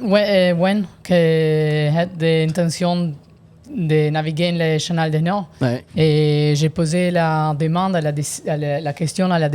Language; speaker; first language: French; non-native, learner; Italian